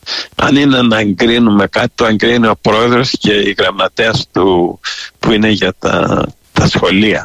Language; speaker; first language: Greek; early bilingual, heritage; Greek